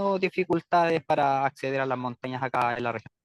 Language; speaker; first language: Spanish; native; Spanish